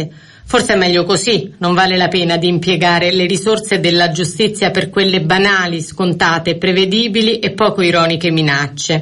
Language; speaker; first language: Italian; native; Italian